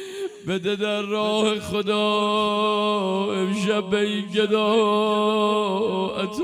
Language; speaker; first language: Persian; native; Persian